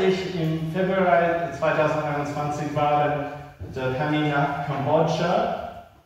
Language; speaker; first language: German; non-native, learner; English